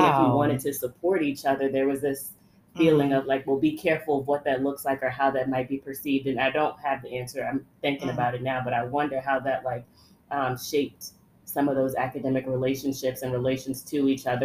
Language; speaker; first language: English; native; English